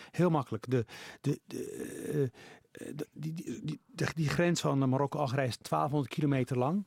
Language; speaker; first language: Dutch; early bilingual, other home language; Riffian